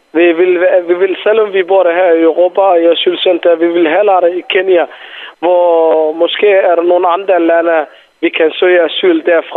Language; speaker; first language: Danish; non-native, fluent; Somali